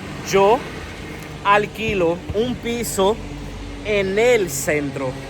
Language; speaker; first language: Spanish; non-native, fluent; Portuguese